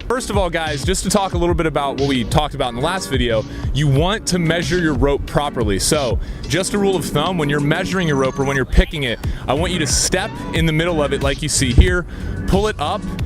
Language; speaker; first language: English; native; English